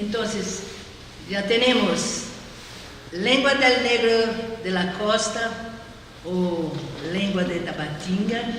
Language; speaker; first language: Spanish; non-native, learner; Portuguese